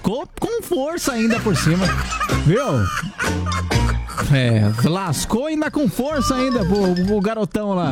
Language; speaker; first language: Portuguese; native; Portuguese